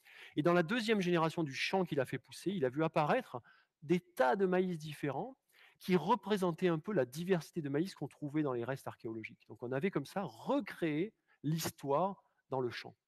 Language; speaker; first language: French; native; French